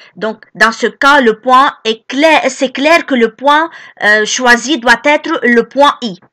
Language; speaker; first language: French; non-native, local second language; Arabic